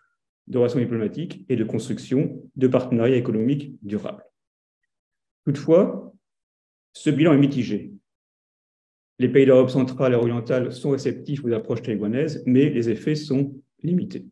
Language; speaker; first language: French; native; French